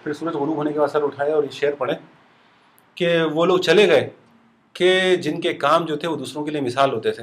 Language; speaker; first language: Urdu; non-native, fluent; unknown